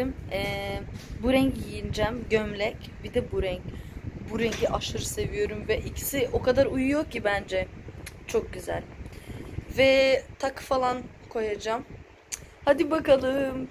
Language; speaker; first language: Turkish; early bilingual, other home language; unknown